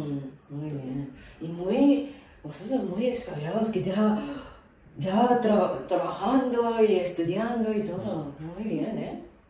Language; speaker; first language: Spanish; non-native, fluent; Japanese